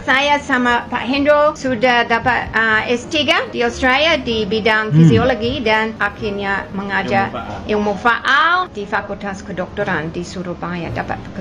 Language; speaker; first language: Indonesian; non-native, fluent; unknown